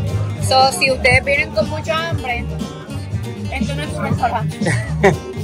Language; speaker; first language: Spanish; native; Spanish